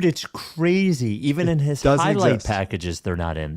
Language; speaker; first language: English; native; English